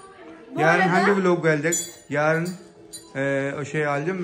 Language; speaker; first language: Turkish; non-native, learner; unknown